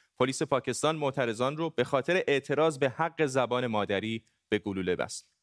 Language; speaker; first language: Persian; non-native, local second language; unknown